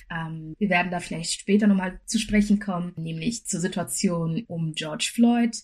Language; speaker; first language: German; early bilingual, other home language; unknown